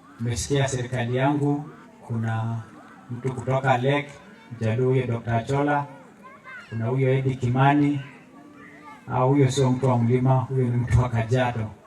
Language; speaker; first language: Swahili; non-native, local second language; Masai